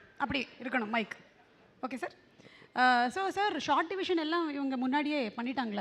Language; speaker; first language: Tamil; non-native, fluent; Telugu